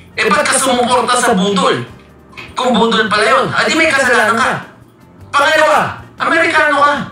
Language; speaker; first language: Filipino; native; Filipino